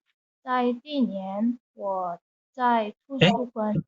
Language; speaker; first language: Chinese; non-native, learner; Indonesian